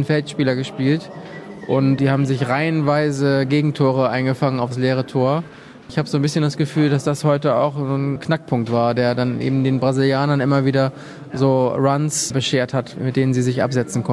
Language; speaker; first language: German; native; German